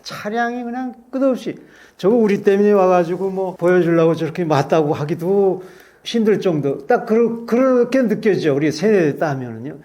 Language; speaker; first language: Korean; native; Korean